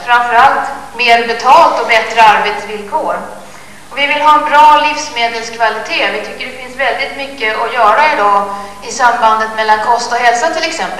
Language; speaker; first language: Swedish; native; Swedish